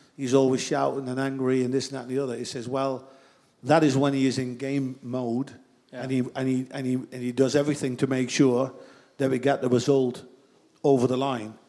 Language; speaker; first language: English; non-native, fluent; Dutch